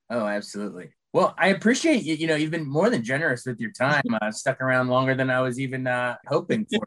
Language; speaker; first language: English; native; English